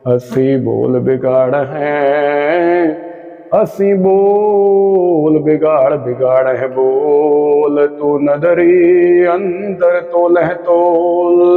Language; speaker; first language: Hindi; non-native, local second language; Punjabi